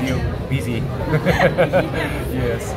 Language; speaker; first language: English; non-native, learner; Korean